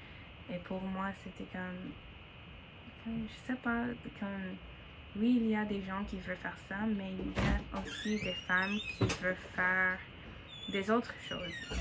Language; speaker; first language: French; non-native, learner; English